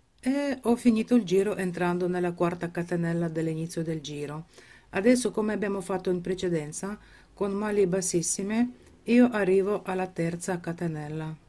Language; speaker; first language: Italian; non-native, fluent; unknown